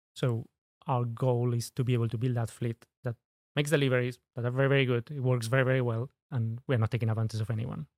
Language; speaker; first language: English; non-native, fluent; Spanish